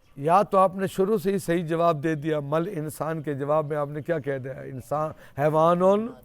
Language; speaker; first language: Urdu; non-native, local second language; Saraiki